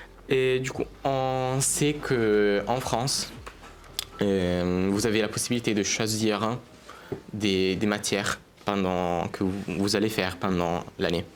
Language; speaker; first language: French; non-native, learner; Italian